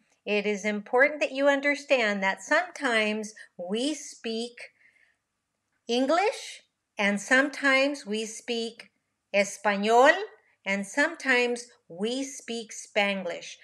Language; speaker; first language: English; early bilingual, other home language; Spanish